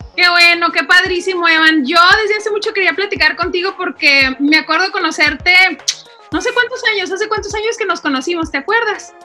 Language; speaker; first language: Spanish; native; Spanish